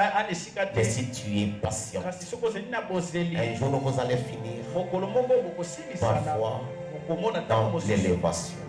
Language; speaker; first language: French; non-native, local second language; Lingala